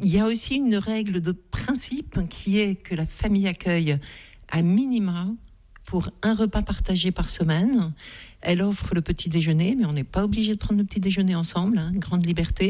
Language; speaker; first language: French; native; French